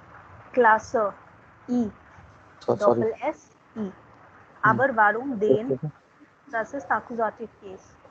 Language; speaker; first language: German; non-native, fluent; Hindi